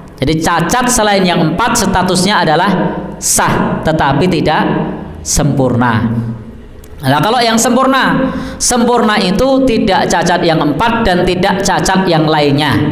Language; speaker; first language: Indonesian; non-native, local second language; Javanese